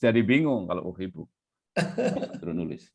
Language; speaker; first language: Indonesian; native; Indonesian